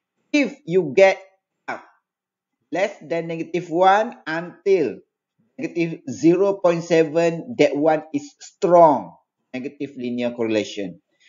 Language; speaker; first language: English; non-native, local second language; Malay